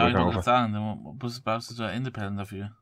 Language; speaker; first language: German; native; German